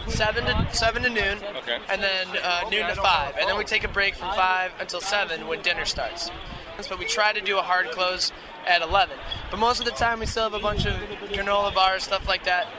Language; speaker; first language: English; native; English